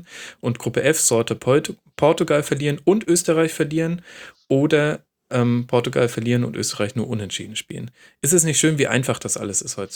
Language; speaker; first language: German; native; German